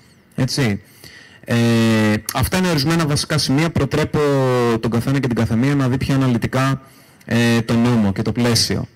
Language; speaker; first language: Greek; native; Greek